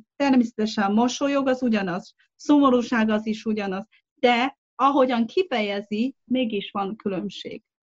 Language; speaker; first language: Hungarian; non-native, fluent; Chinese